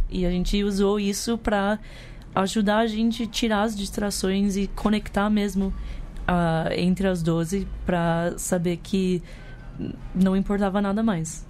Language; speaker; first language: Portuguese; non-native, fluent; English